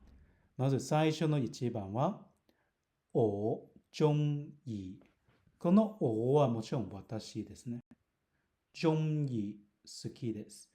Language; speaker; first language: Japanese; non-native, fluent; Cantonese